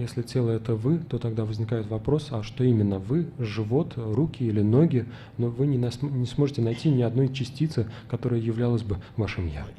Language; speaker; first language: Russian; native; Russian